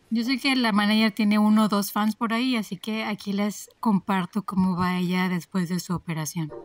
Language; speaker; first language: Spanish; native; Spanish